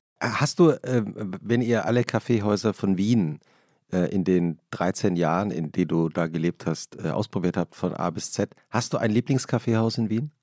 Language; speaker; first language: German; native; German